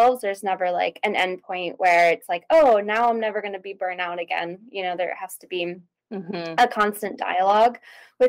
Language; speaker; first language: English; native; English